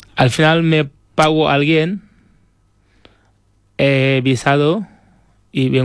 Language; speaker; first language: Spanish; non-native, fluent; Wolof